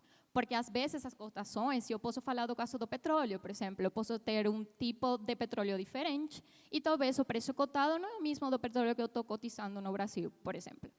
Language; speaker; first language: Portuguese; non-native, fluent; Spanish